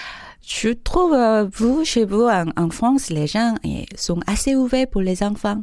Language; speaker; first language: French; non-native, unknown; Korean